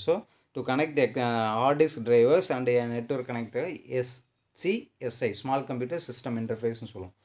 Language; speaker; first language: English; non-native, local second language; Tamil